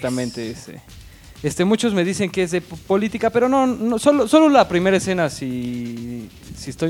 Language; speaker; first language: Spanish; native; Spanish